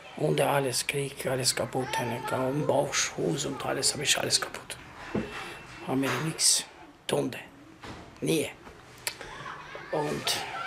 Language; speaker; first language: German; non-native, learner; Albanian